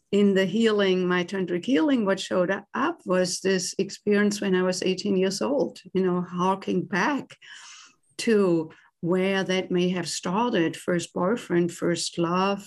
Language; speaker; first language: English; non-native, fluent; German